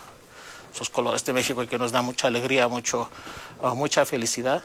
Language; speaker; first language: Spanish; non-native, fluent; Greek